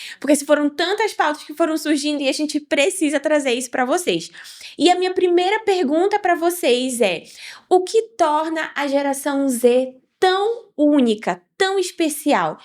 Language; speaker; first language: Portuguese; native; Portuguese